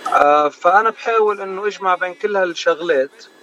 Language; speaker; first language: Arabic; native; Arabic